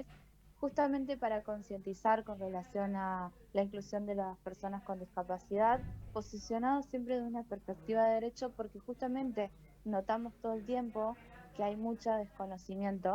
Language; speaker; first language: Spanish; native; Spanish